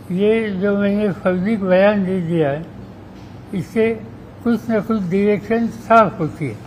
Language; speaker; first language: Hindi; non-native, local second language; Marathi